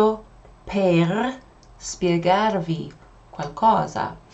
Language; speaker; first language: Italian; non-native, fluent; English